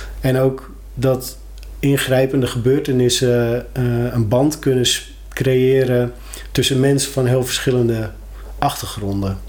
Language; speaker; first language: Dutch; native; Dutch